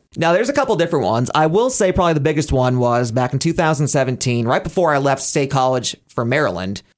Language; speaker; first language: English; native; English